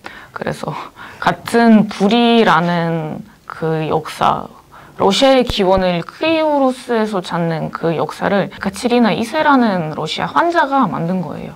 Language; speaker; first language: Korean; non-native, fluent; Ukrainian